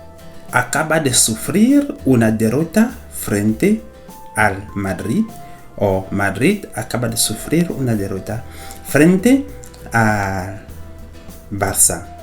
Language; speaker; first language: Spanish; non-native, fluent; French